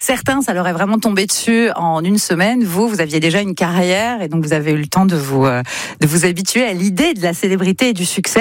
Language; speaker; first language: French; native; French